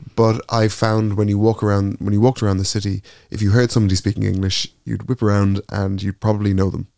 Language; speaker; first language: English; native; English